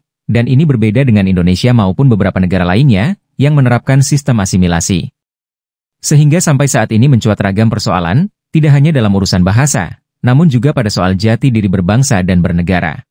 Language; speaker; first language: Indonesian; native; Indonesian